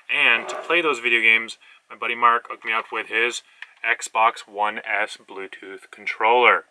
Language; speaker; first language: English; native; English